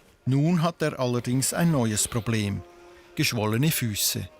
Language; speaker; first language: German; native; German